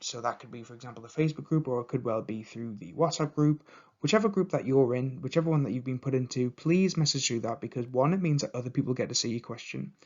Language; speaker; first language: English; native; English